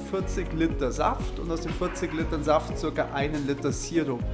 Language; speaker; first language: German; native; German